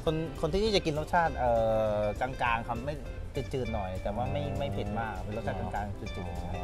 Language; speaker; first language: Thai; native; Thai